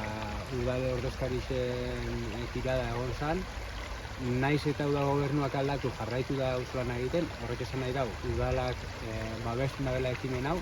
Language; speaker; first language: Basque; native; Basque